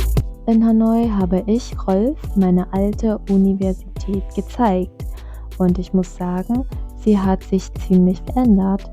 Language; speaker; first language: German; non-native, fluent; Vietnamese